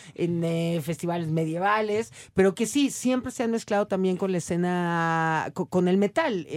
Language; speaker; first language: Spanish; native; Spanish